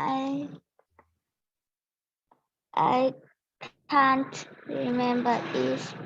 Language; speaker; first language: English; non-native, learner; Vietnamese